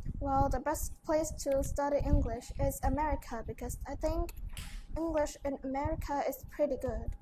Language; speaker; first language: English; non-native, learner; Vietnamese